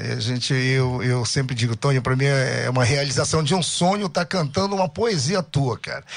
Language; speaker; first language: Portuguese; native; Portuguese